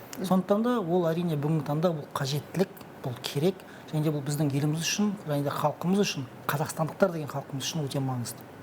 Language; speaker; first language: Kazakh; non-native, local second language; Russian